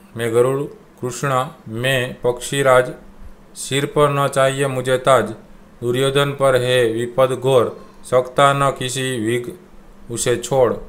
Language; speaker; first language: Hindi; non-native, local second language; Gujarati